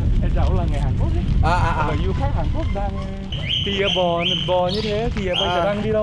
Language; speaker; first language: Vietnamese; non-native, fluent; Korean